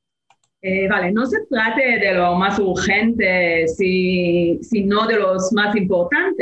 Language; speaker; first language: Spanish; non-native, fluent; Hebrew